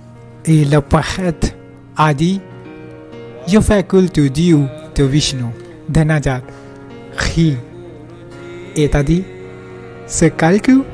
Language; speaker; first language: French; non-native, learner; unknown